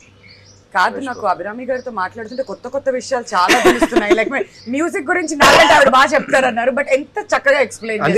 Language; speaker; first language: Telugu; native; Telugu